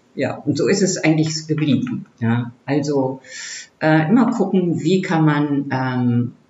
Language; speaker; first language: German; native; German